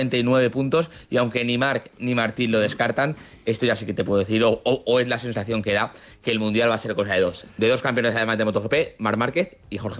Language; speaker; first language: Spanish; native; Spanish